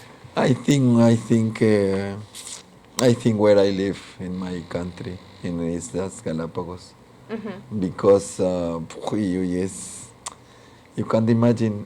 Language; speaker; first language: English; non-native, local second language; Spanish